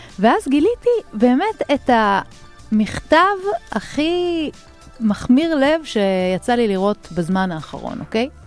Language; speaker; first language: Hebrew; native; Hebrew